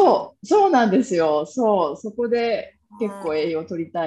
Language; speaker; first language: Japanese; native; Japanese